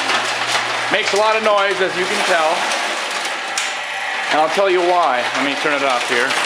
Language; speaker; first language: English; native; English